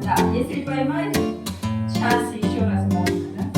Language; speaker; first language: Russian; non-native, fluent; Korean